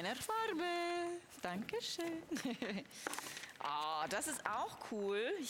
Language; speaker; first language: German; native; German